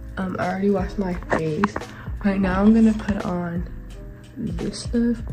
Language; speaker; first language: English; native; English